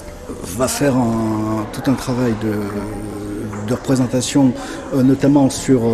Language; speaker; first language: French; native; French